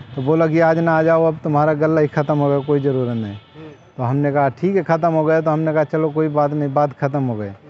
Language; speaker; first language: Hindi; native; Hindi